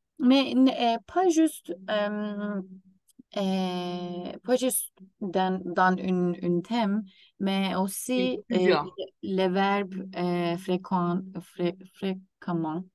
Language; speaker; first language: French; non-native, learner; Turkish